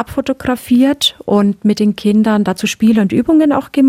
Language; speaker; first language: German; native; German